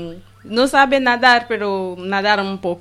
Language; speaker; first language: Spanish; non-native, learner; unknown